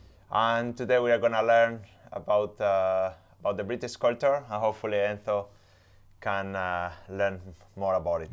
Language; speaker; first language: English; non-native, fluent; Spanish